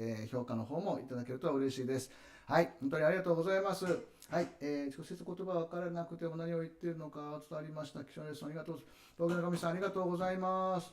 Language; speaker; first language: Japanese; native; Japanese